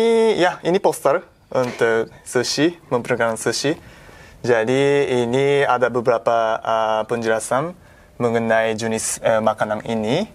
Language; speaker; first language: Indonesian; non-native, fluent; Japanese